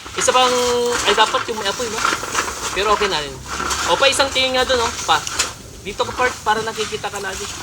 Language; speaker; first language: Filipino; non-native, local second language; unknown